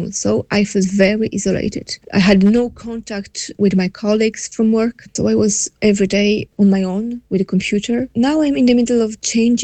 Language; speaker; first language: English; non-native, fluent; Polish